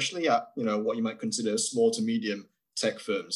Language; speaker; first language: English; native; English